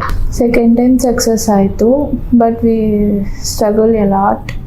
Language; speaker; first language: Kannada; non-native, local second language; Telugu